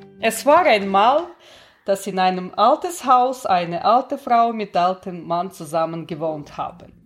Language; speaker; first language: German; non-native, learner; Russian